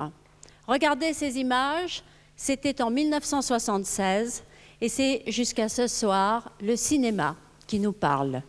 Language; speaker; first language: French; native; French